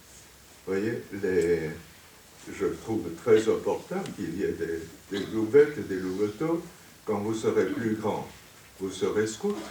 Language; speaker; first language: French; native; French